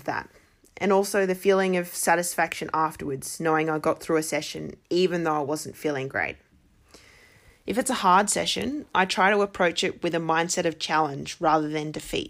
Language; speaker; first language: English; native; English